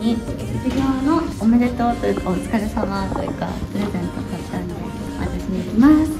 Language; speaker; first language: Japanese; native; Japanese